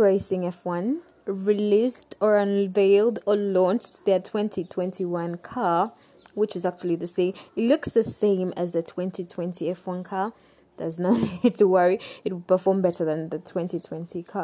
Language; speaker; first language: English; non-native, local second language; Ganda